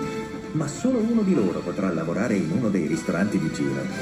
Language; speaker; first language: Italian; native; Italian